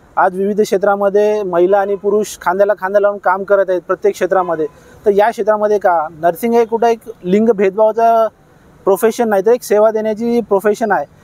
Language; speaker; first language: Marathi; native; Marathi